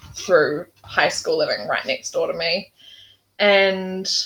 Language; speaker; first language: English; native; English